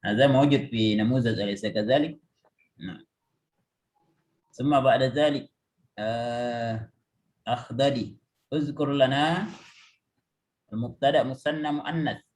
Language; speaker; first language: Arabic; non-native, fluent; Indonesian